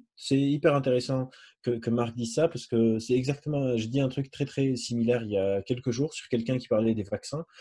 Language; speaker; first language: French; non-native, local second language; Arabic